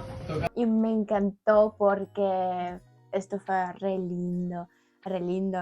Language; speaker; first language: Spanish; non-native, fluent; Ukrainian